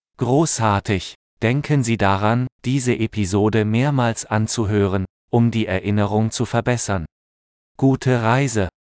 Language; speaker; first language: German; native; German